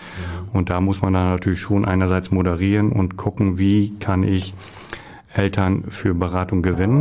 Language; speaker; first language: German; native; German